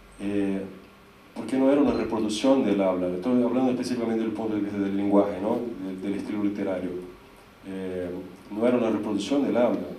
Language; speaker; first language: Spanish; non-native, fluent; Portuguese